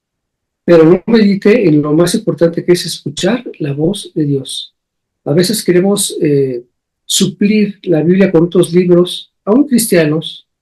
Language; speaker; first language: Spanish; native; Spanish